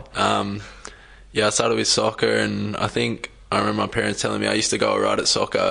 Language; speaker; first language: English; native; English